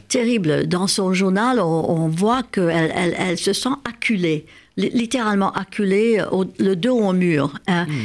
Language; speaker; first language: French; non-native, fluent; Hungarian